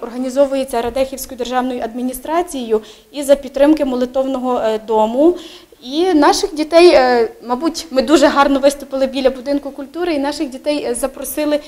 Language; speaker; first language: Ukrainian; native; Ukrainian